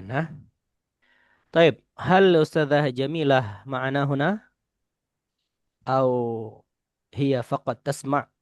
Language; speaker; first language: Arabic; non-native, fluent; Indonesian